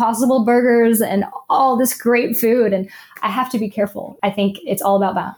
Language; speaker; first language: English; native; English